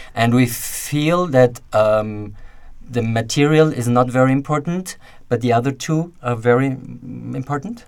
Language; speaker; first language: English; non-native, fluent; German